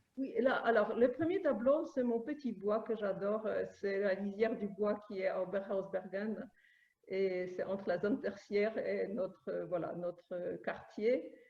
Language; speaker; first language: French; non-native, fluent; Polish